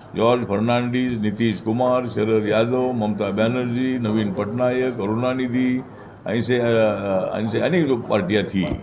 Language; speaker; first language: Hindi; non-native, local second language; Marathi